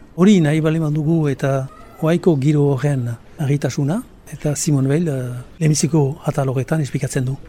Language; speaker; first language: Basque; native; Basque